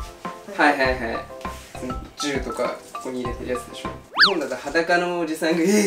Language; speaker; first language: Japanese; native; Japanese